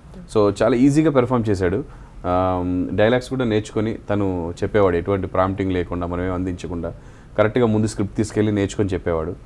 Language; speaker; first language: Telugu; native; Telugu